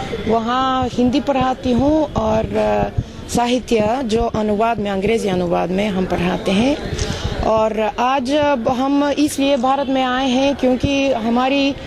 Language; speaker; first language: Hindi; non-native, fluent; Bulgarian